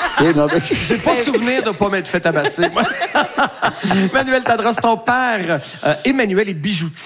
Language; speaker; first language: French; native; French